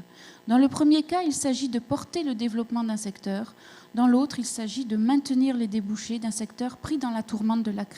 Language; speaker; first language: French; native; French